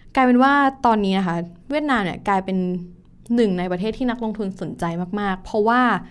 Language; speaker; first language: Thai; native; Thai